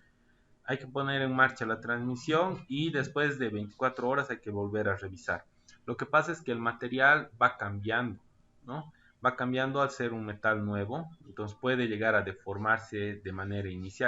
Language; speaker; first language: Spanish; native; Spanish